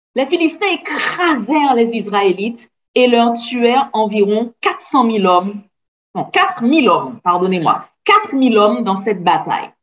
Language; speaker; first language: French; native; French